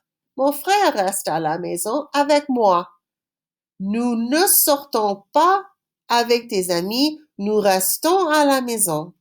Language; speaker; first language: French; non-native, fluent; English